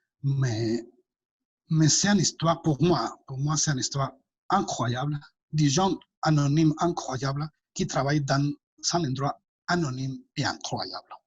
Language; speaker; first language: French; non-native, fluent; Spanish